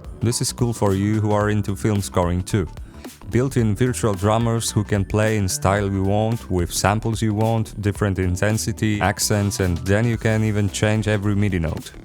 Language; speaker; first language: English; non-native, fluent; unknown